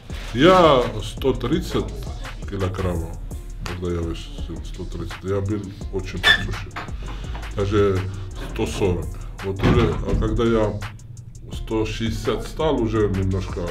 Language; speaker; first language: Russian; non-native, fluent; Georgian